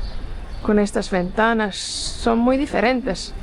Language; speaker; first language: Spanish; non-native, fluent; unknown